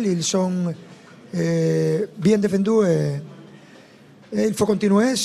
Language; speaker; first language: French; non-native, fluent; Spanish